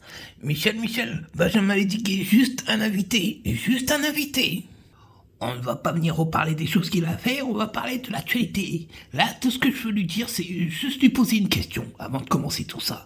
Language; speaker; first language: French; native; French